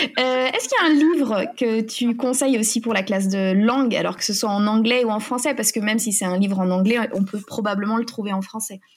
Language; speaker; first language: French; native; French